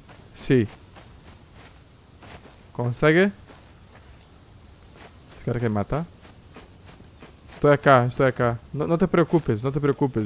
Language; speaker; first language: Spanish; non-native, learner; Portuguese